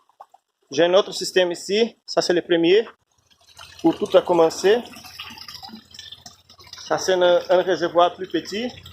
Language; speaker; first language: French; non-native, fluent; Portuguese